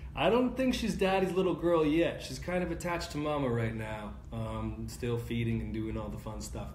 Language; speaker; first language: English; native; English